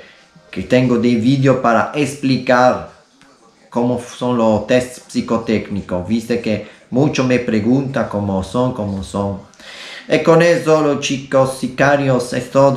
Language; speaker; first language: Spanish; non-native, learner; Italian